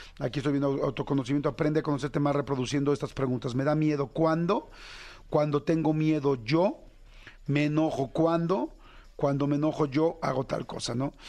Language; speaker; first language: Spanish; native; Spanish